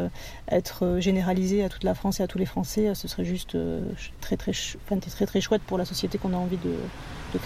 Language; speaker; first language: French; native; French